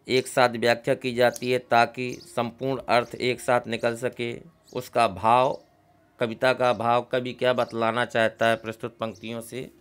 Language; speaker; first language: Hindi; native; Hindi